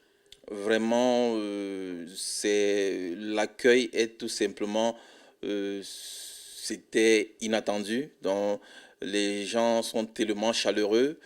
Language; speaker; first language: French; non-native, fluent; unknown